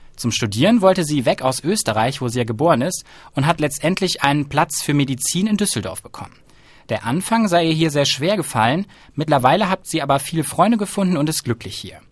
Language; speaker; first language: German; native; German